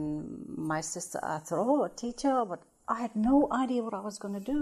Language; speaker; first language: English; non-native, fluent; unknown